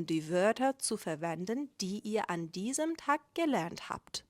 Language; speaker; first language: German; non-native, fluent; Persian